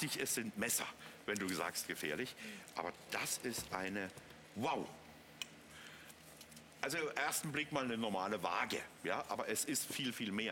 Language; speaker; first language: German; native; German